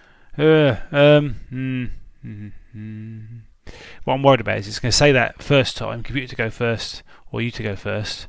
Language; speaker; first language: English; native; English